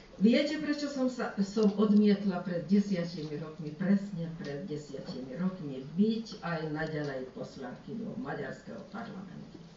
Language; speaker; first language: Slovak; early bilingual, heritage; Slovak